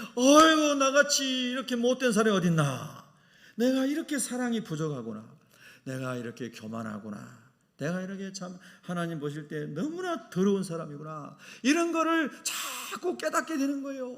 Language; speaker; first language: Korean; native; Korean